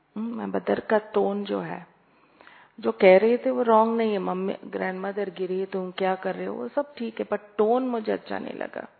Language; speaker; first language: Hindi; native; Hindi